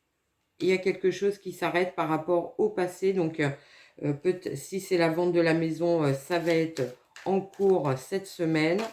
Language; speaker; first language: French; native; French